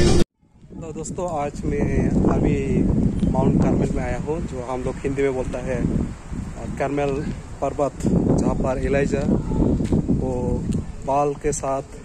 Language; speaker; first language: Hindi; non-native, local second language; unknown